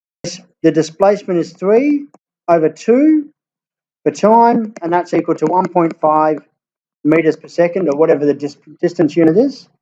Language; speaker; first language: English; native; English